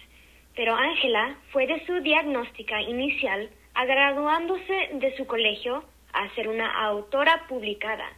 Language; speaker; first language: Spanish; early bilingual, heritage; English